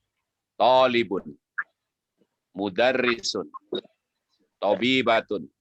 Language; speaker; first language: Arabic; non-native, learner; Indonesian